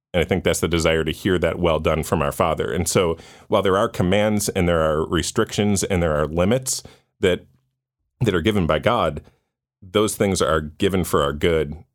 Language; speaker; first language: English; native; English